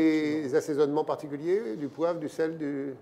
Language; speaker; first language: French; native; French